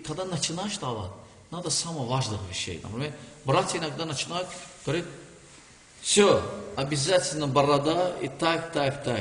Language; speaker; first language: Russian; non-native, learner; Azerbaijani